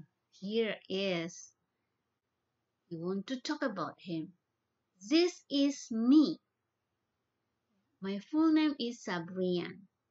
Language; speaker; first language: English; non-native, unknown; Indonesian